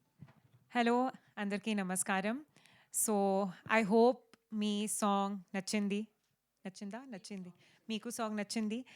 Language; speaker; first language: Telugu; non-native, learner; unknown